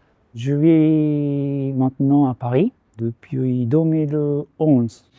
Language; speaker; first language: French; non-native, fluent; Japanese